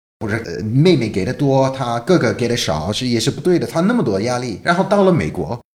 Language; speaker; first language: Chinese; non-native, fluent; English